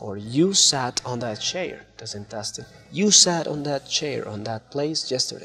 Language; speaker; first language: English; non-native, fluent; Spanish